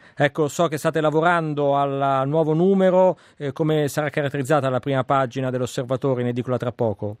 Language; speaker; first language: Italian; native; Italian